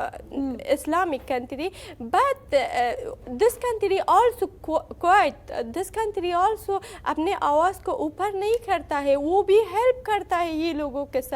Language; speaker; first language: Hindi; non-native, learner; Persian